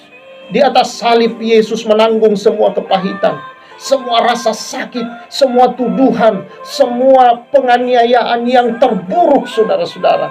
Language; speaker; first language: Indonesian; native; Indonesian